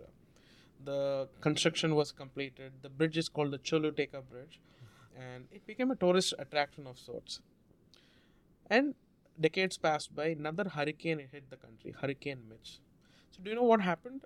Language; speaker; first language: English; non-native, local second language; Malayalam